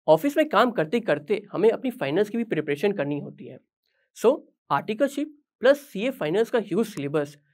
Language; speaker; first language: Hindi; native; Hindi